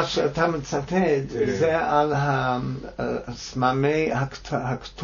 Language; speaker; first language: Hebrew; non-native, fluent; English